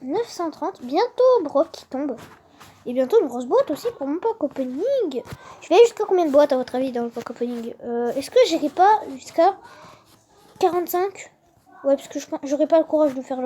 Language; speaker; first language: French; native; French